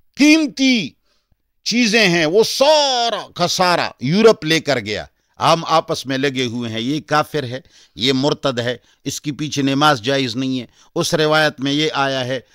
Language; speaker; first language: Urdu; non-native, local second language; Pashto